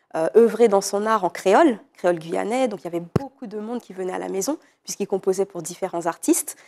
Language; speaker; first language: French; native; French